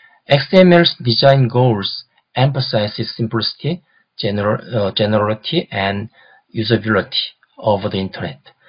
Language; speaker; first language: English; non-native, fluent; Korean